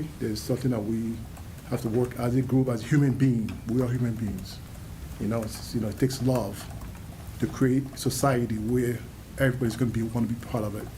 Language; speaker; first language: English; early bilingual, other home language; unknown